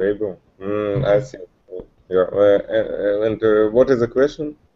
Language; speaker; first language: English; non-native, learner; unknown